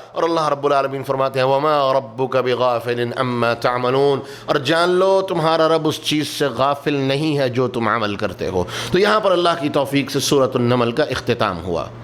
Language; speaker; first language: Urdu; native; Urdu